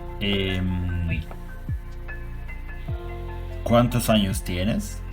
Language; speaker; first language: Spanish; non-native, learner; Turkish